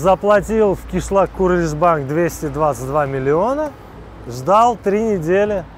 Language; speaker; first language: Russian; non-native, local second language; Uzbek